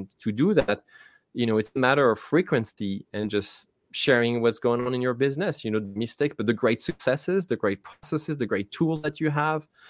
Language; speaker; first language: English; non-native, fluent; French